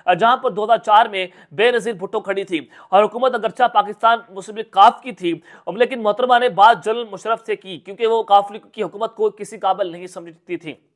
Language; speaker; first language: Urdu; non-native, local second language; Punjabi